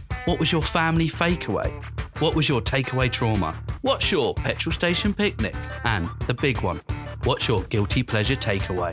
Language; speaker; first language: English; native; English